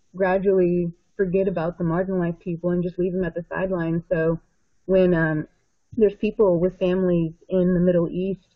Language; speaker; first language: English; native; English